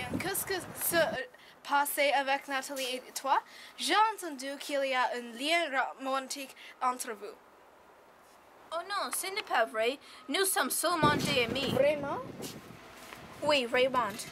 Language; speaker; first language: French; non-native, learner; English